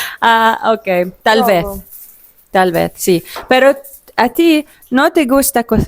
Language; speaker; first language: Spanish; non-native, learner; Arabic